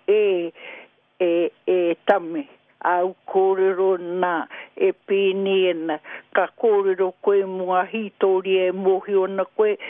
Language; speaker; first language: Māori; native; Māori